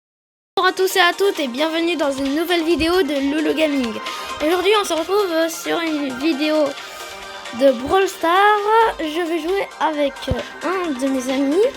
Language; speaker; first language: French; native; French